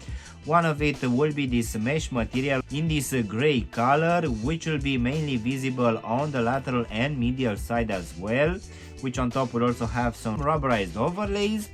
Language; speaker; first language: English; non-native, fluent; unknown